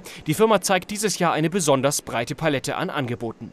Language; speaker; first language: German; native; German